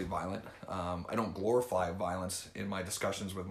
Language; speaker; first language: English; native; English